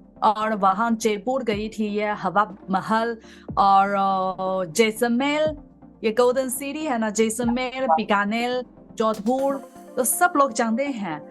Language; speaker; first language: Hindi; non-native, fluent; Chinese